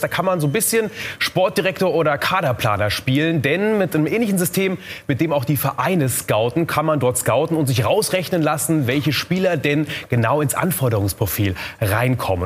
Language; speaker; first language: German; native; German